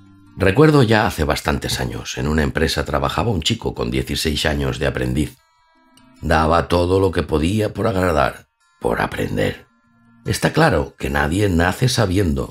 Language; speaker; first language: Spanish; native; Spanish